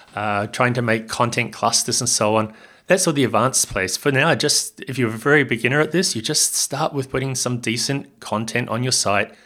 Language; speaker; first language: English; native; English